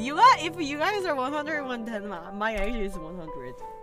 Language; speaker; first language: English; non-native, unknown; Korean